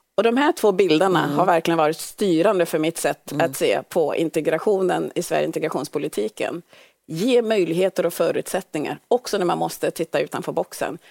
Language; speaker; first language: Swedish; early bilingual, other home language; Swahili